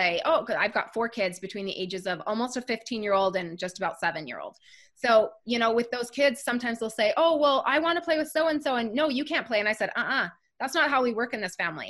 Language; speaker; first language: English; native; English